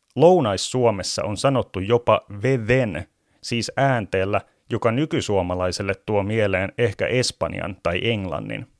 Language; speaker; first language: Finnish; native; Finnish